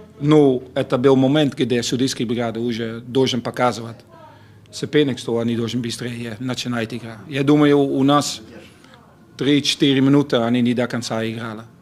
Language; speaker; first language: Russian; non-native, learner; Dutch